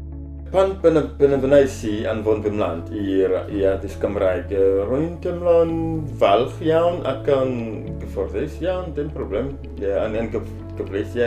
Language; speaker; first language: Welsh; non-native, learner; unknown